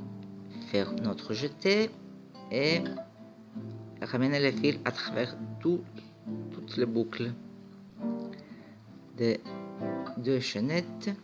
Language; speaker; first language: French; non-native, fluent; Greek